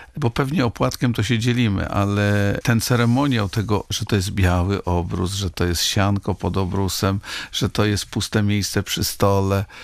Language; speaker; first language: Polish; native; Polish